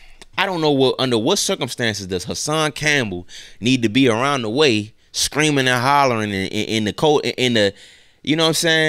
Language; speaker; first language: English; native; English